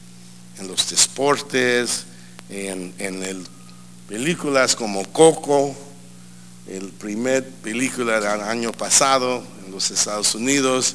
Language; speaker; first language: Spanish; early bilingual, heritage; English